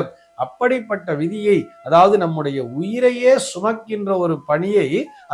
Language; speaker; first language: Tamil; native; Tamil